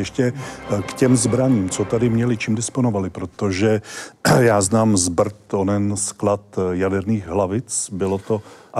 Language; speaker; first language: Czech; native; Czech